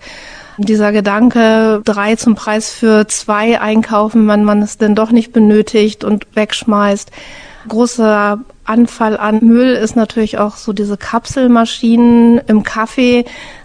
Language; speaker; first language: German; native; German